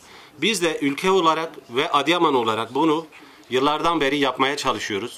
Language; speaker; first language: Turkish; native; Turkish